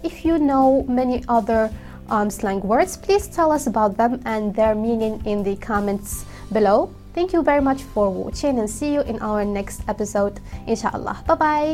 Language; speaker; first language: English; non-native, fluent; Arabic